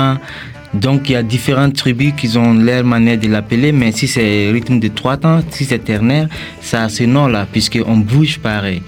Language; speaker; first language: French; non-native, local second language; Mossi